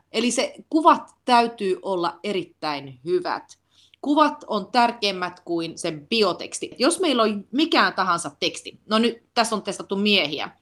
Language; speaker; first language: Finnish; early bilingual, heritage; Finnish